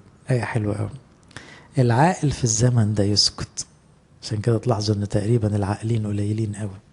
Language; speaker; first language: Arabic; native; Arabic